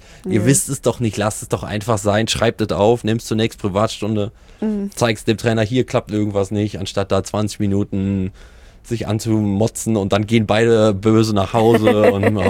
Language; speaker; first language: German; native; German